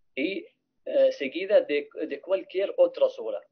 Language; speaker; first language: Spanish; non-native, fluent; Arabic